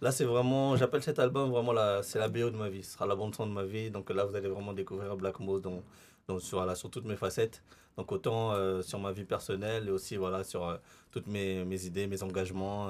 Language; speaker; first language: French; native; French